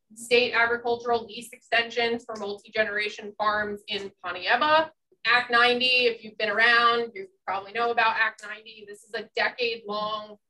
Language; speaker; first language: English; native; English